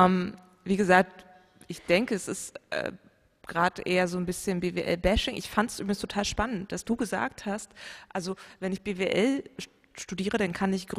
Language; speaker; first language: German; native; German